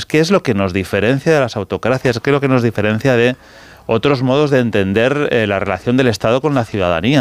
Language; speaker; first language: Spanish; native; Spanish